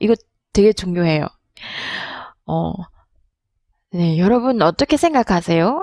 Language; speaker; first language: Korean; non-native, learner; Indonesian